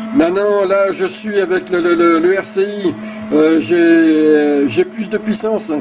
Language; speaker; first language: French; native; French